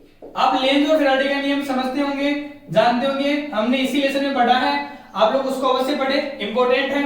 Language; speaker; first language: Hindi; native; Hindi